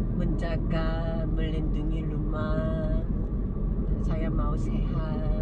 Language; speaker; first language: Indonesian; non-native, learner; Korean